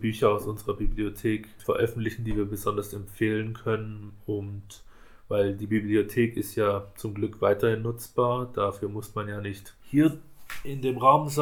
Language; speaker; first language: German; native; German